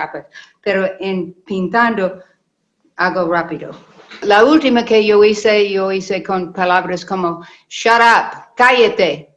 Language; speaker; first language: Spanish; non-native, learner; English